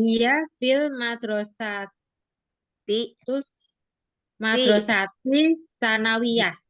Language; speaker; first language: Arabic; non-native, learner; Indonesian